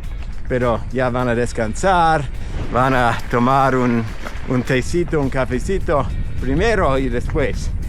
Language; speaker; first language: Spanish; non-native, fluent; English